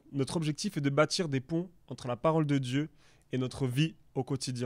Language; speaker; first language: French; native; French